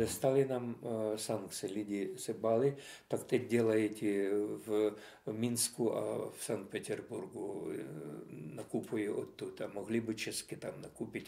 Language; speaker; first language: Czech; non-native, fluent; Russian